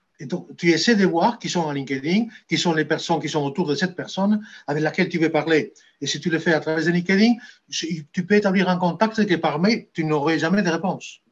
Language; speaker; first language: French; non-native, fluent; Spanish